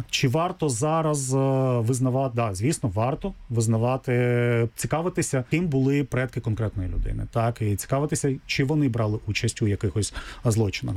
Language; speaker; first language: Ukrainian; native; Ukrainian